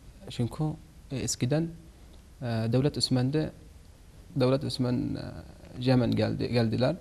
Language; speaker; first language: Turkish; non-native, learner; Arabic